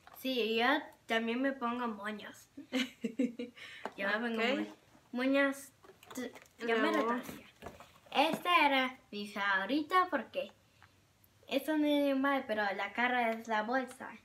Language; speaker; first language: Spanish; early bilingual, heritage; Spanish